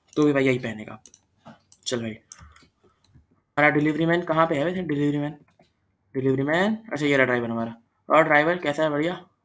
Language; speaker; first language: Hindi; native; Hindi